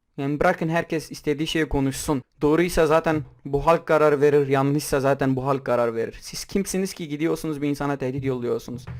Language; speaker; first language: Turkish; non-native, local second language; Kurdish